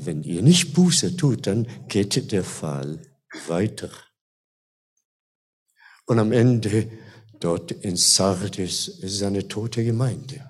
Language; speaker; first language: German; non-native, fluent; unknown